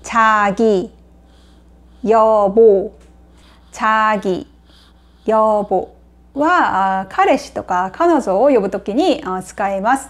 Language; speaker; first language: Japanese; non-native, fluent; Korean